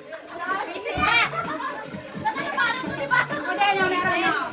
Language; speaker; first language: Filipino; native; Filipino